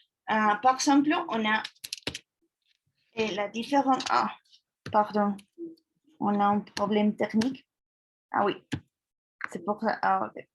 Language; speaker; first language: French; non-native, fluent; Spanish